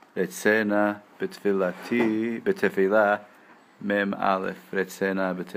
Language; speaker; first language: Hebrew; non-native, learner; English